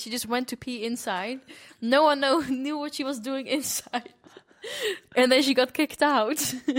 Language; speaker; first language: English; non-native, fluent; Dutch